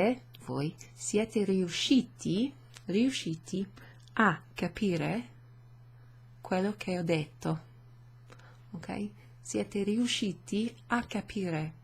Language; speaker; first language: Italian; non-native, fluent; English